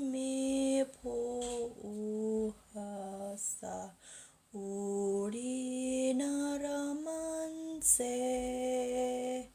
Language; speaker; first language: Korean; non-native, learner; Thai